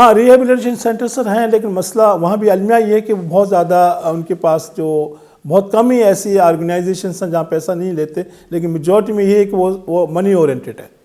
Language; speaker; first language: Urdu; non-native, local second language; Sindhi